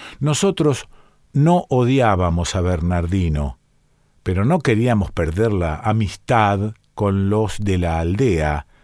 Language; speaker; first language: Spanish; native; Spanish